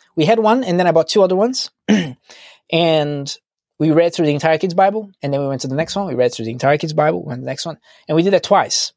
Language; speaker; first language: English; non-native, fluent; Portuguese